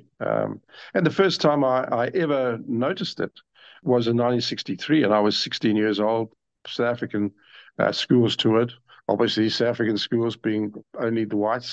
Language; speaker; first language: English; native; English